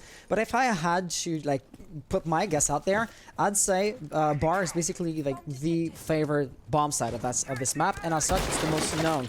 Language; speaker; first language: English; non-native, local second language; French